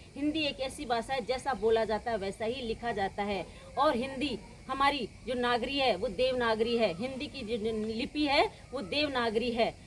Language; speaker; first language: Hindi; native; Hindi